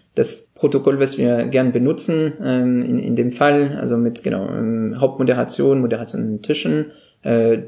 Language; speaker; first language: German; non-native, fluent; French